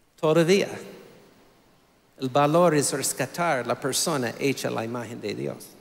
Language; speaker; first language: Spanish; non-native, fluent; English